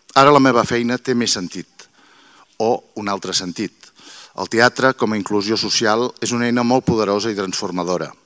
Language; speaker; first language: Catalan; native; Catalan